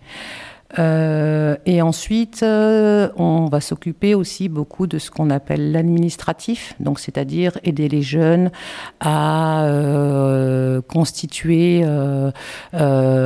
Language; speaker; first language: French; native; French